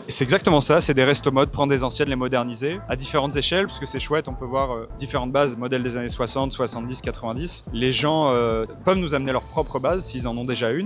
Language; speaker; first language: French; native; French